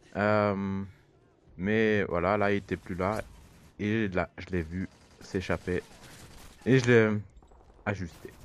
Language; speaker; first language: French; non-native, fluent; German